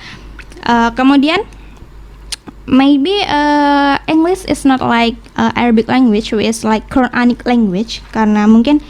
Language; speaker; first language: English; non-native, learner; Indonesian